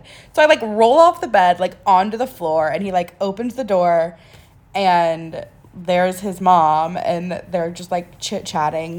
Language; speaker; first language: English; native; English